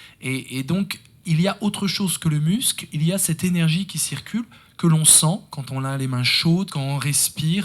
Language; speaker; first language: French; native; French